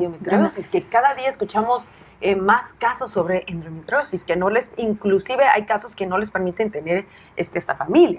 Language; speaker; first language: Spanish; native; Spanish